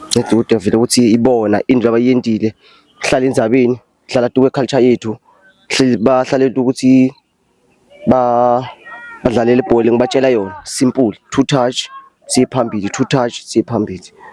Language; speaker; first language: Zulu; non-native, local second language; Swati